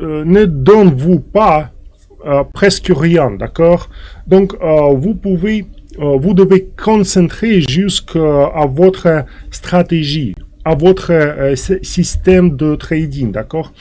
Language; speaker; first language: French; non-native, fluent; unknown